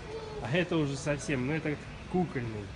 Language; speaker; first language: Russian; native; Russian